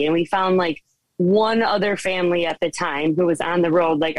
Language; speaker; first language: English; native; English